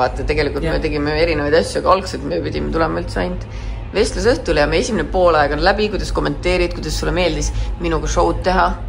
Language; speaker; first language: Estonian; native; Estonian